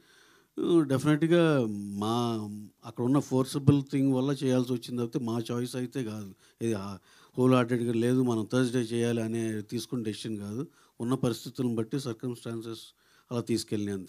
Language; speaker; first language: Telugu; native; Telugu